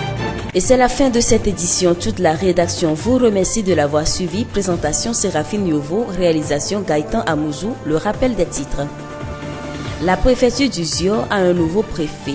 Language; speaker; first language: French; non-native, local second language; Ewe